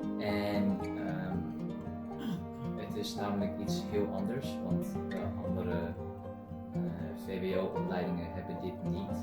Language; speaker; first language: Dutch; early bilingual, other home language; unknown